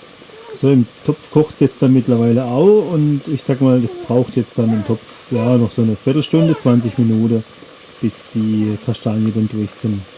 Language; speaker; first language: German; native; German